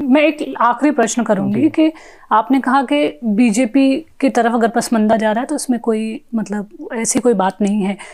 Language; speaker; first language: Hindi; native; Hindi